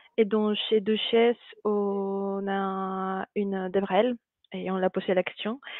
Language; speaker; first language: French; non-native, fluent; Spanish